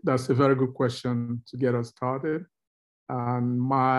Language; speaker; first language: English; non-native, local second language; Igbo